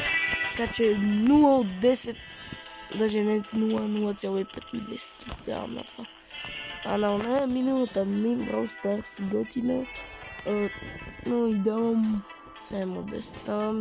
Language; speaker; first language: Bulgarian; native; Bulgarian